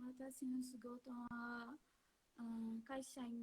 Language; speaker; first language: Japanese; non-native, learner; Indonesian